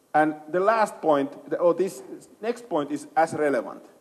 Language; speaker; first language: English; non-native, fluent; Finnish